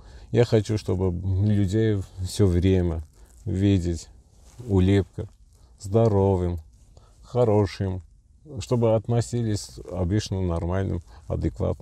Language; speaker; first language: Russian; non-native, learner; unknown